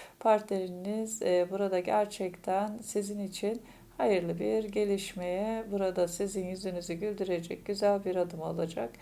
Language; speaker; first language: Turkish; native; Turkish